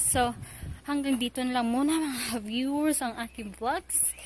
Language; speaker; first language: Filipino; native; Filipino